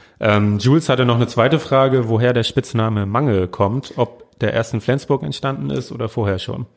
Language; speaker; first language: German; native; German